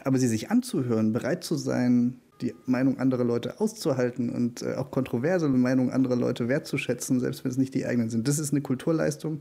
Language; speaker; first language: German; native; German